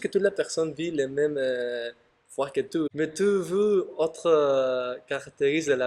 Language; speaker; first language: French; non-native, learner; Spanish